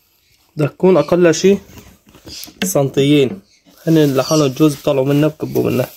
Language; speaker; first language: Arabic; native; Arabic